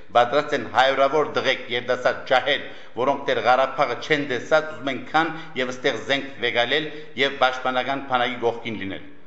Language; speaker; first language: Armenian; early bilingual, heritage; Armenian